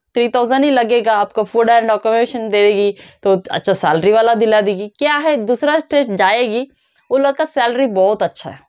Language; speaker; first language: Hindi; non-native, local second language; Kannada